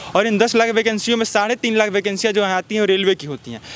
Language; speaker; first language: Hindi; native; Hindi